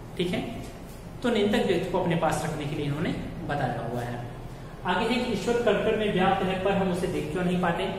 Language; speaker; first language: Hindi; native; Hindi